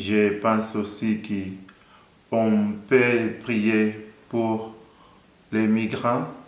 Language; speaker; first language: French; non-native, fluent; Portuguese